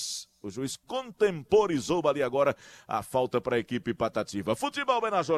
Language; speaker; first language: Portuguese; native; Portuguese